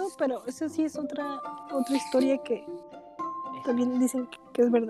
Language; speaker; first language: Spanish; native; Spanish